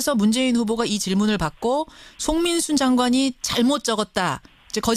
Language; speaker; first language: Korean; native; Korean